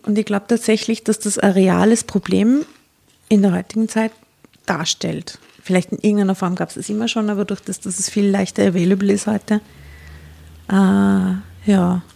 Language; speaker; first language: German; native; German